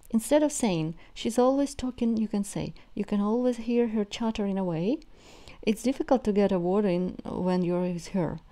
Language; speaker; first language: English; non-native, fluent; Russian